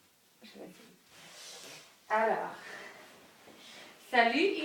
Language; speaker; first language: French; non-native, learner; German